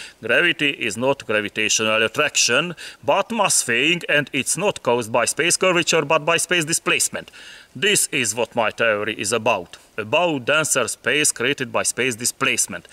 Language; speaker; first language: English; non-native, fluent; Hungarian